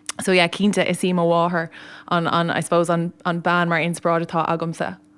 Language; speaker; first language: Irish; non-native, local second language; English